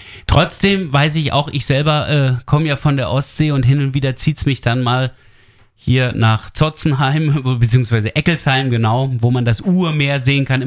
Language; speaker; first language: German; native; German